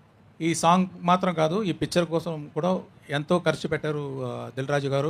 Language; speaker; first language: Telugu; non-native, learner; Tamil